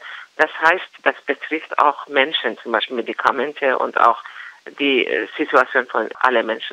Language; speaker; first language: German; non-native, learner; Persian